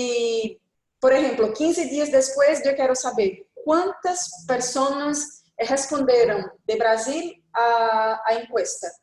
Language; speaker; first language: Spanish; non-native, fluent; Portuguese